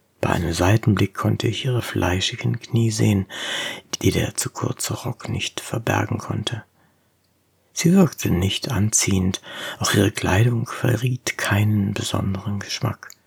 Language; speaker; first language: German; native; German